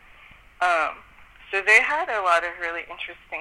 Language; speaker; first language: English; native; English